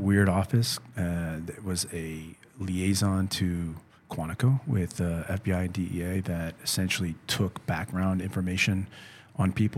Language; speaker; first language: English; native; English